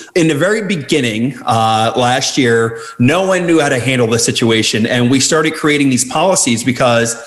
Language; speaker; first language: English; native; English